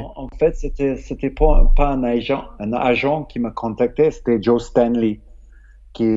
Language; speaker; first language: French; non-native, fluent; English